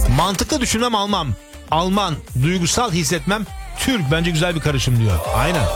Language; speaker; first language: Turkish; early bilingual, heritage; Turkish